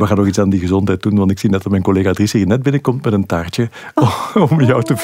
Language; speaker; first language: Dutch; native; Dutch